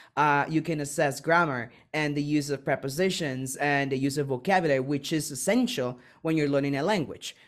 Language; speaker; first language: English; non-native, fluent; Spanish